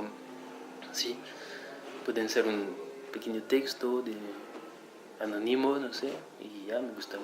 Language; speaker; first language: Spanish; non-native, fluent; French